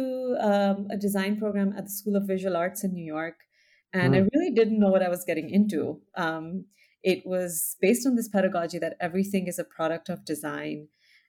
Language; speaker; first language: English; non-native, local second language; Hindi